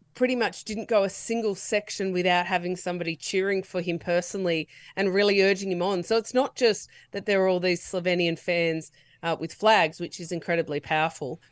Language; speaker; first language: English; native; English